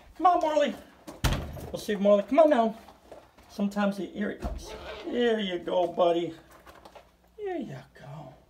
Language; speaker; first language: English; native; English